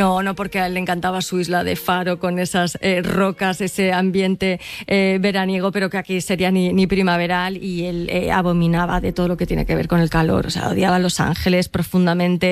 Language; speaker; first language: Spanish; native; Spanish